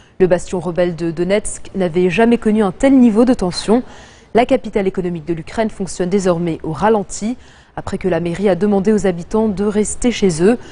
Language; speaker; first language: French; non-native, local second language; Arabic